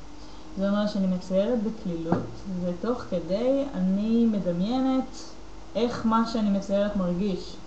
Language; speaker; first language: Hebrew; native; Hebrew